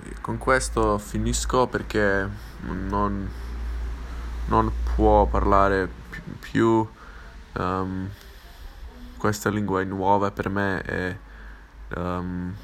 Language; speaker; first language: Italian; non-native, learner; English